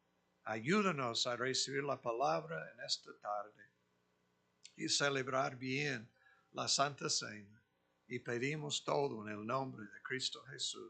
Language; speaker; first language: Spanish; non-native, fluent; English